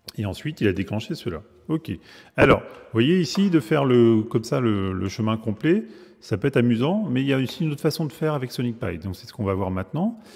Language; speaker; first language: French; native; French